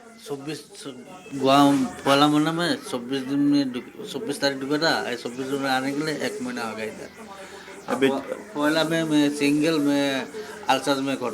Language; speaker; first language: Hindi; non-native, local second language; Bangla